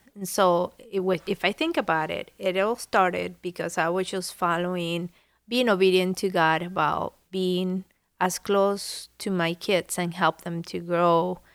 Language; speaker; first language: English; non-native, fluent; Spanish